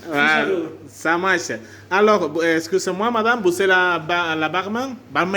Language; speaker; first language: French; non-native, fluent; Spanish